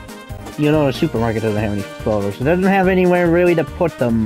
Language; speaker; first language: English; native; English